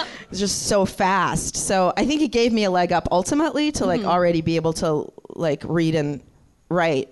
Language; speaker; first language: English; early bilingual, other home language; Russian